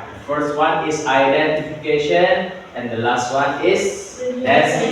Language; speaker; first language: English; non-native, learner; Indonesian